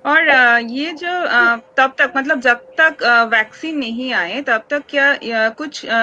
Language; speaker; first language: Hindi; non-native, local second language; Bangla